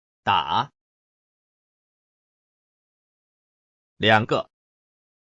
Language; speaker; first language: Chinese; non-native, learner; Mongolian